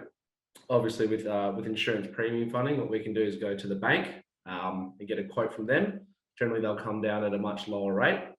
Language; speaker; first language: English; native; English